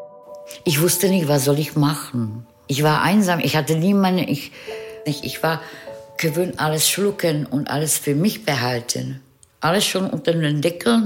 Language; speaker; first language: German; non-native, fluent; Czech